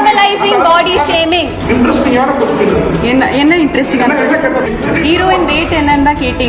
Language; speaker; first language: Tamil; non-native, fluent; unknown